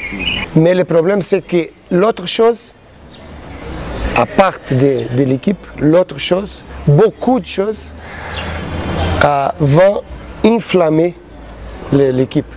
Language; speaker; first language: French; non-native, learner; Portuguese